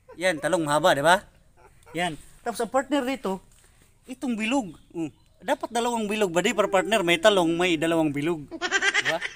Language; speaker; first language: Filipino; non-native, local second language; Cebuano